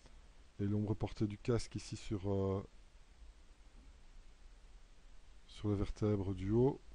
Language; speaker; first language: French; native; French